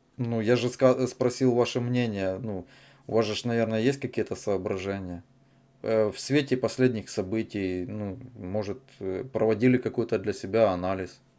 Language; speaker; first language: Russian; native; Russian